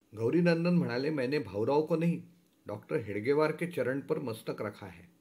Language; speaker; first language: Hindi; non-native, local second language; Marathi